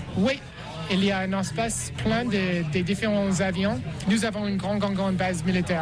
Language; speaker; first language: French; non-native, learner; English